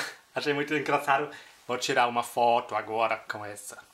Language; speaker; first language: Portuguese; non-native, fluent; German